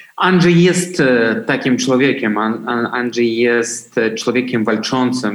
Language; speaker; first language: Polish; non-native, fluent; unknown